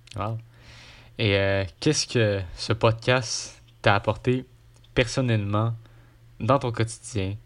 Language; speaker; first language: French; native; French